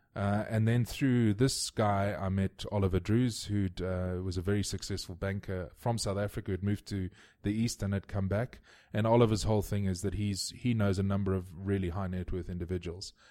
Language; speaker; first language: English; native; English